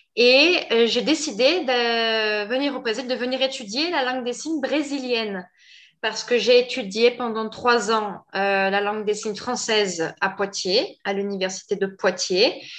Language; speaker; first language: French; native; French